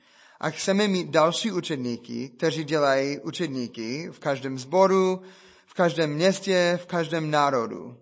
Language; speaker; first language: Czech; non-native, fluent; English